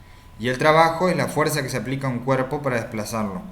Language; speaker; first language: Spanish; native; Spanish